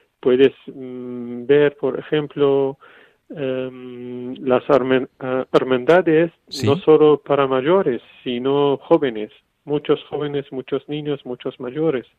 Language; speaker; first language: Spanish; non-native, fluent; Arabic